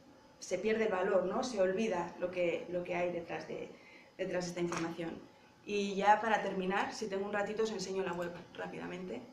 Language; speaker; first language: Spanish; native; Spanish